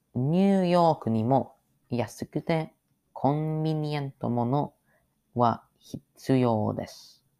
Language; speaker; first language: Japanese; non-native, learner; English